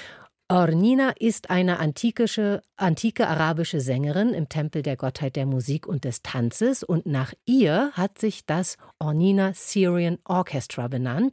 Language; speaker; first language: German; native; German